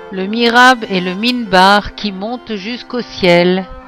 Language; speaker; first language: French; native; French